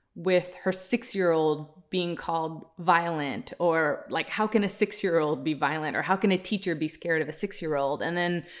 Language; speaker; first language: English; early bilingual, other home language; Hindi